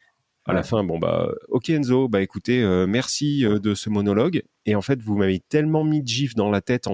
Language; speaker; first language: French; native; French